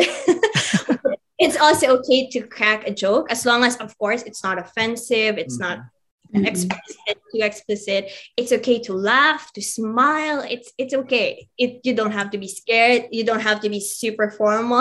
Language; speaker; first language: English; non-native, local second language; Cebuano